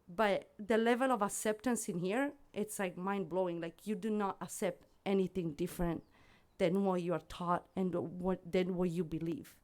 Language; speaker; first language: English; non-native, fluent; Italian